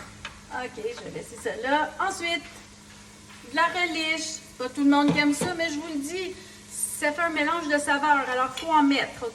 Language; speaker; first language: French; native; French